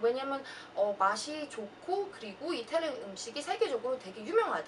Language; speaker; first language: Korean; early bilingual, heritage; Korean